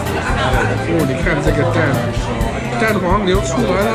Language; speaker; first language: Chinese; non-native, fluent; English